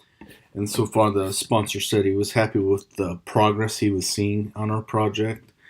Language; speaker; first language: English; native; English